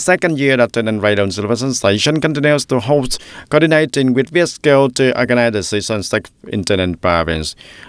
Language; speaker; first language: English; non-native, fluent; Vietnamese